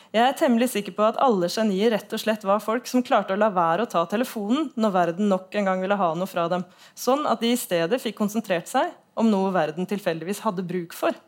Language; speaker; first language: Norwegian; native; Norwegian